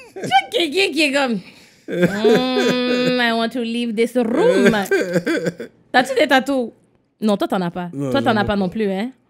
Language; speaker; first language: French; non-native, local second language; English